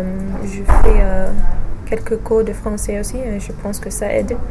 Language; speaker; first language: French; non-native, fluent; English